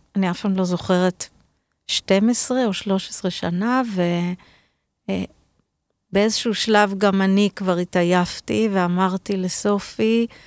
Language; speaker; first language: Hebrew; native; Hebrew